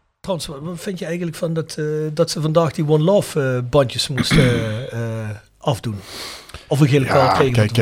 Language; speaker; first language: Dutch; native; Dutch